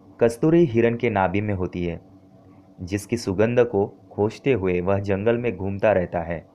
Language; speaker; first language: Hindi; non-native, local second language; Marathi